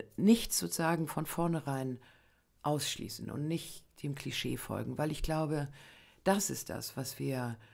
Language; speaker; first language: German; native; German